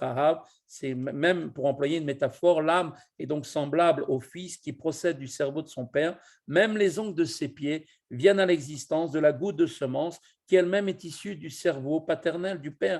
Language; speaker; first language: French; native; French